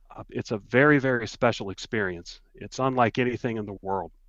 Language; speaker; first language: English; native; English